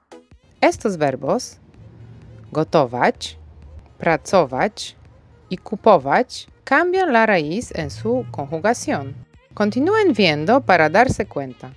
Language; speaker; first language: Spanish; non-native, fluent; Polish